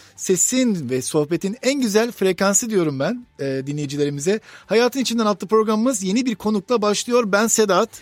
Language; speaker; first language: Turkish; native; Turkish